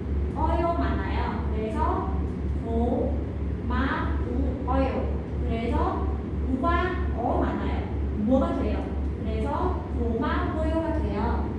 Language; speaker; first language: Korean; non-native, fluent; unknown